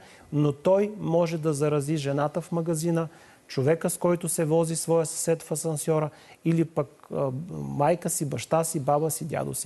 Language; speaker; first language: Bulgarian; native; Bulgarian